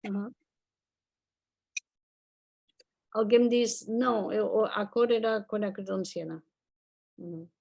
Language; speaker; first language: Portuguese; non-native, fluent; Spanish